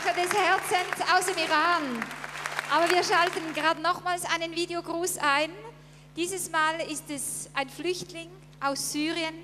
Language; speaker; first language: German; native; German